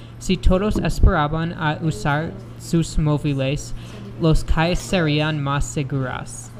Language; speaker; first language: Spanish; non-native, learner; English